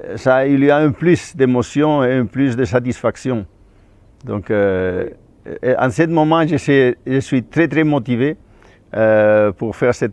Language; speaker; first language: French; non-native, fluent; Spanish